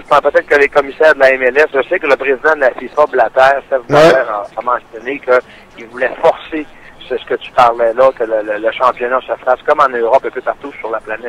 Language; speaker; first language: French; native; French